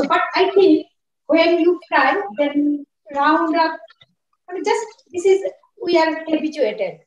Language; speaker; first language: English; non-native, learner; Bangla